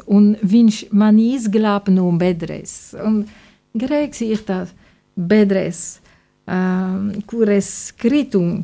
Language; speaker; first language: Latvian; non-native, fluent; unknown